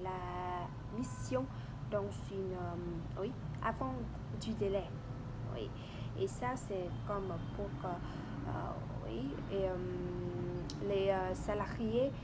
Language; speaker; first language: French; non-native, learner; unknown